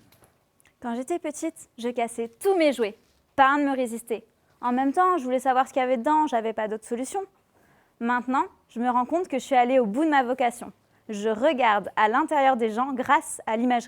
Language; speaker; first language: French; native; French